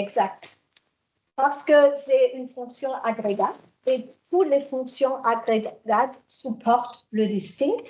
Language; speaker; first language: French; non-native, fluent; German